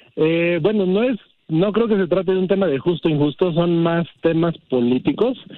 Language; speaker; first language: Spanish; early bilingual, heritage; Spanish